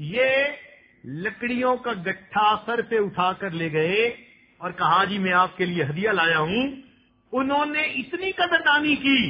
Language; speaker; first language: Urdu; non-native, local second language; Punjabi